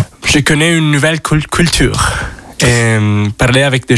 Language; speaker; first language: French; non-native, learner; Italian